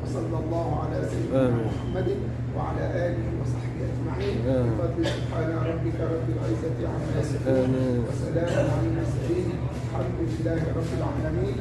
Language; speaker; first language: Arabic; native; Arabic